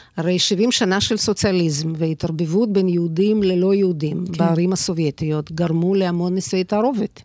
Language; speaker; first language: Hebrew; non-native, fluent; Russian